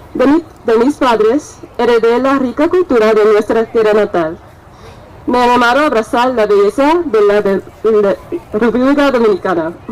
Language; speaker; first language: Spanish; early bilingual, heritage; Spanish